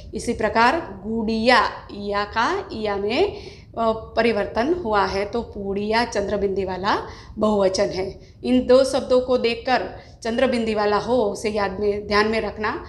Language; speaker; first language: Hindi; non-native, local second language; Gujarati